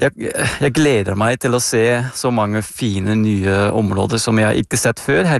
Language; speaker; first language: Norwegian; non-native, fluent; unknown